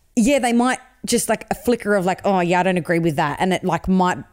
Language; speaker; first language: English; native; English